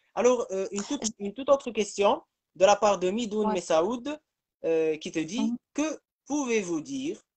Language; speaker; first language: French; non-native, local second language; Arabic